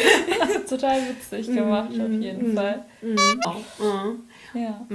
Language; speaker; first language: German; native; German